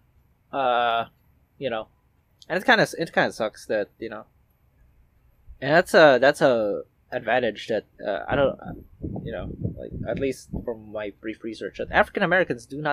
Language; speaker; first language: English; non-native, local second language; Filipino